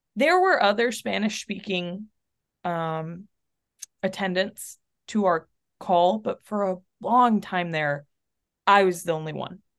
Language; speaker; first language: English; early bilingual, other home language; Spanish